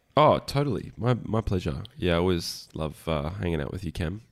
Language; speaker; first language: English; native; English